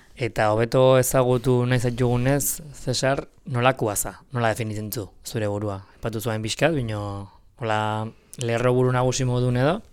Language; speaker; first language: Basque; native; Basque